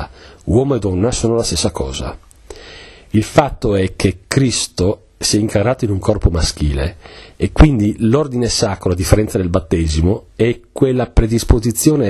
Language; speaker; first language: Italian; native; Italian